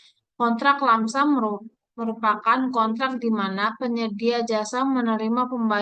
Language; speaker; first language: Indonesian; native; Indonesian